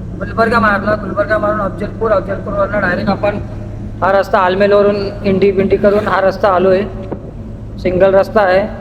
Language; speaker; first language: Marathi; non-native, local second language; Kannada